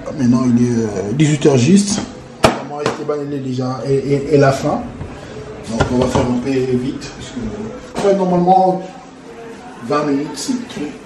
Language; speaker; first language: French; non-native, local second language; Lingala